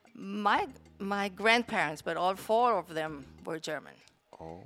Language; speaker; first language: English; non-native, fluent; Spanish